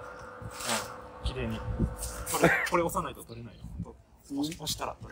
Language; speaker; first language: Japanese; non-native, fluent; Thai